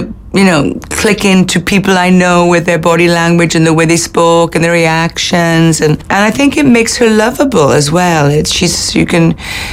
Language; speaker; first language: English; native; English